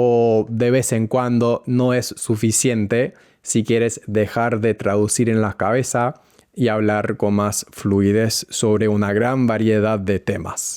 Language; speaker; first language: Spanish; non-native, fluent; English